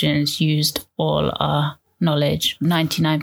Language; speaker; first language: English; native; English